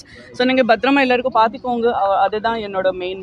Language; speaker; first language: Tamil; non-native, local second language; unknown